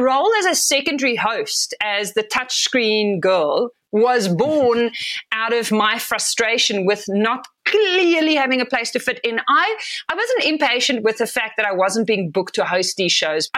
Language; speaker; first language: English; non-native, local second language; Afrikaans